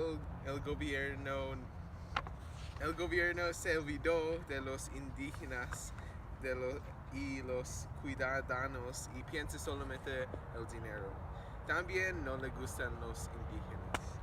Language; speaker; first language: Spanish; non-native, learner; English